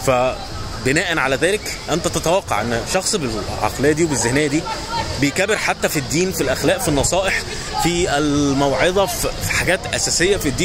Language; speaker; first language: Arabic; native; Arabic